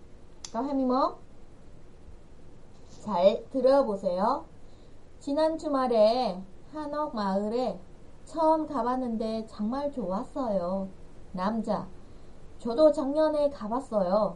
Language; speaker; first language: Korean; non-native, fluent; Vietnamese